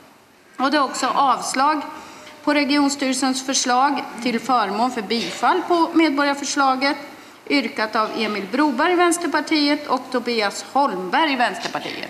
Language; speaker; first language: Swedish; native; Swedish